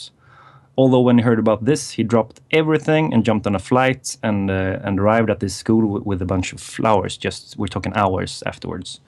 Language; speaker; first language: English; non-native, fluent; Swedish